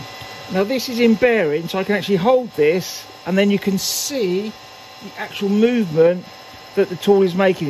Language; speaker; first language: English; native; English